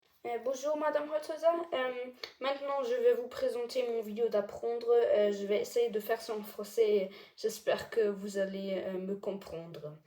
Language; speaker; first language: French; non-native, learner; German